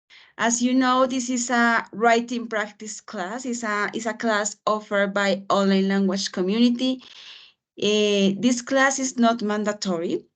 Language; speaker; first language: English; non-native, fluent; Spanish